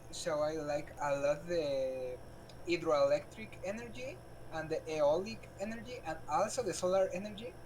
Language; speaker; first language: English; non-native, learner; Spanish